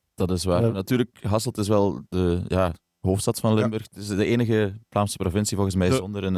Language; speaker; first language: Dutch; native; Dutch